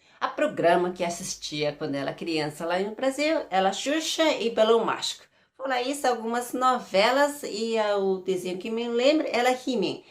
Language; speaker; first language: Portuguese; early bilingual, other home language; Japanese